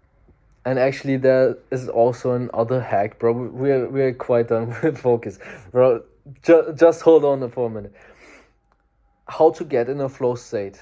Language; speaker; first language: English; non-native, fluent; German